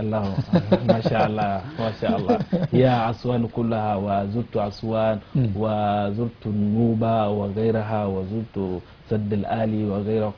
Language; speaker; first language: Arabic; non-native, fluent; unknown